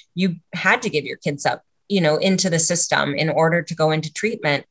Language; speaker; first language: English; native; English